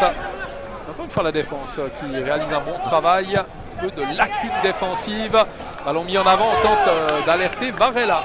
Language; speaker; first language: French; native; French